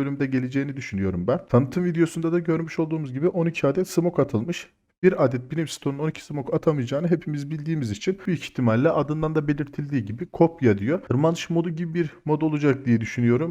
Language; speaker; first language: Turkish; native; Turkish